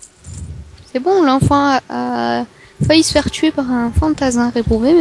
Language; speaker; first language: French; native; French